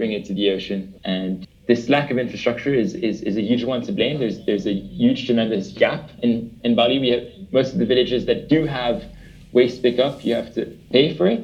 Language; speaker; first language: English; early bilingual, other home language; French